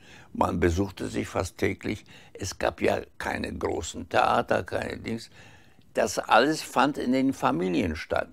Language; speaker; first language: German; early bilingual, heritage; German